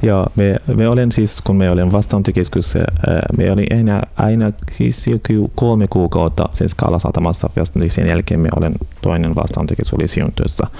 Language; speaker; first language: Finnish; non-native, learner; Arabic